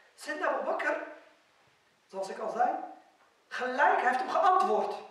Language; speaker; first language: Dutch; non-native, fluent; Arabic